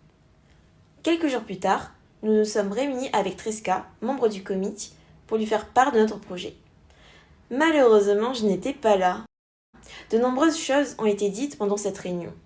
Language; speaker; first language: French; native; French